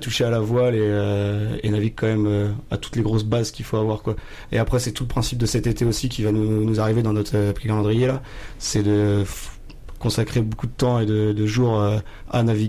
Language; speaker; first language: French; native; French